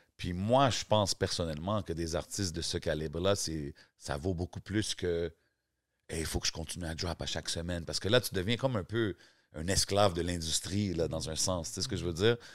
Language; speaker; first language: French; native; French